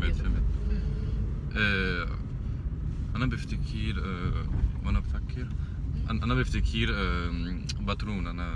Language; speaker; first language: Arabic; non-native, learner; French